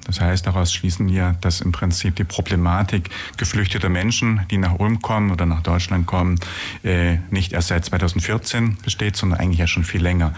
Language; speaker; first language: German; native; German